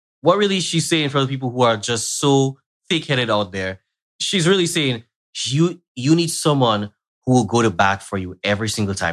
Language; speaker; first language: English; native; English